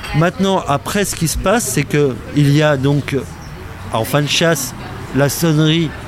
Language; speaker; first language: French; native; French